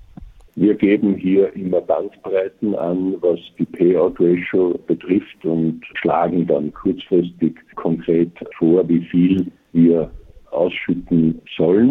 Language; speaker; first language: German; native; German